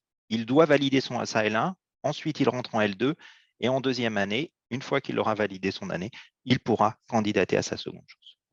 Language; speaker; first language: French; native; French